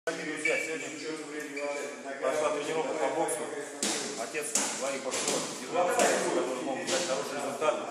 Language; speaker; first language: Russian; native; Russian